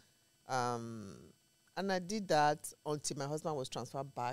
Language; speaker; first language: English; non-native, local second language; Esan